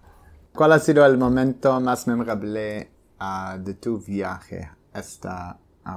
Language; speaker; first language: Spanish; non-native, learner; English